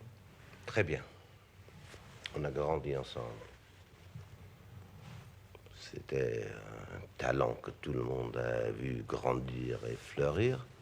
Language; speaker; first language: French; non-native, fluent; English